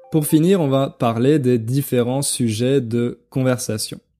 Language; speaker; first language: French; native; French